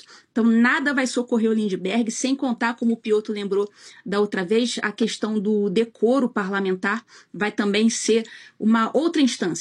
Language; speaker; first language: Portuguese; native; Portuguese